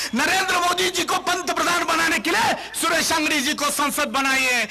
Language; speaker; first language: Hindi; non-native, local second language; Marathi